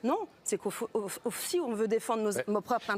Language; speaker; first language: French; native; French